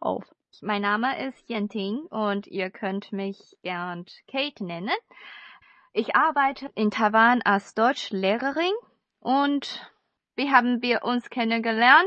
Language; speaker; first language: German; non-native, fluent; Chinese